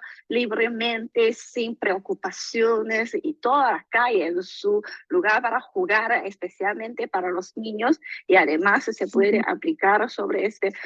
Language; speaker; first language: Spanish; non-native, learner; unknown